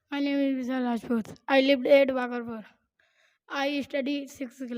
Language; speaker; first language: English; non-native, learner; Hindi